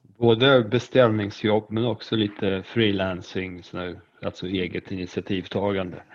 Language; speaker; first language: Swedish; non-native, fluent; Polish